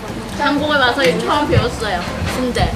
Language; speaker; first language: Korean; non-native, fluent; Vietnamese